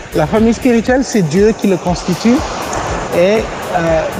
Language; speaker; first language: French; non-native, local second language; Malagasy